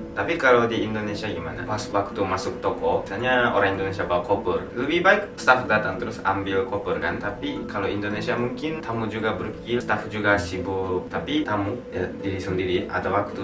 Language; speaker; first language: Indonesian; non-native, fluent; Japanese